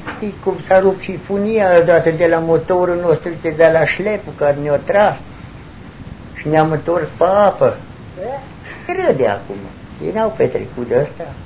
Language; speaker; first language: Romanian; non-native, local second language; German